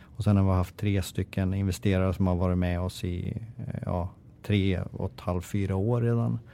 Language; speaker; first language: Swedish; native; Swedish